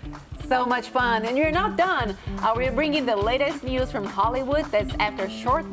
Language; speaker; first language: English; native; English